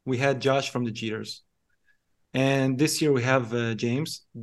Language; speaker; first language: English; non-native, fluent; Hebrew